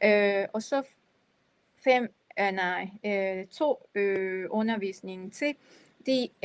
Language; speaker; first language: Danish; non-native, fluent; Japanese